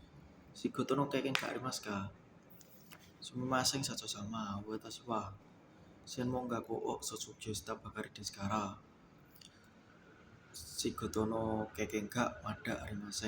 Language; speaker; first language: Japanese; non-native, learner; Indonesian